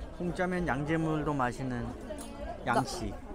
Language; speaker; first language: Korean; native; Korean